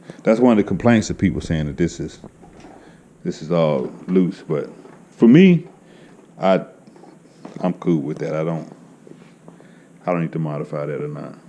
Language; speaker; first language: English; native; English